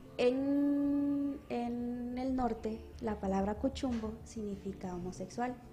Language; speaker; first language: Spanish; native; Spanish